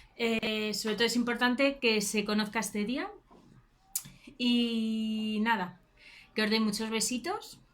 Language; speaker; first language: Spanish; native; Spanish